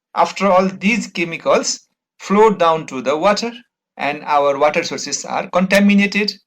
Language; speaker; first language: English; non-native, local second language; Nepali